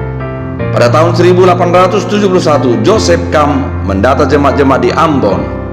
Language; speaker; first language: Indonesian; native; Indonesian